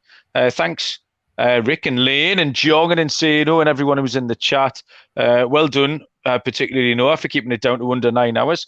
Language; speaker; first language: English; native; English